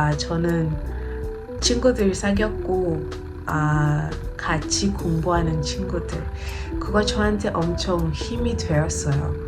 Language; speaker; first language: Korean; non-native, learner; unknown